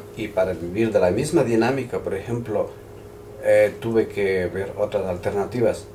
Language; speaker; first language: Spanish; non-native, local second language; Quechua